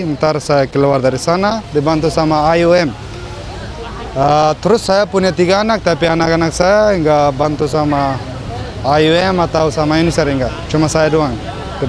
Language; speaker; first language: Indonesian; early bilingual, other home language; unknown